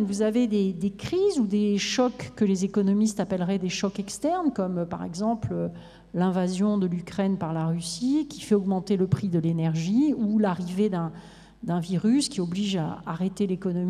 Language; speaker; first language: French; native; French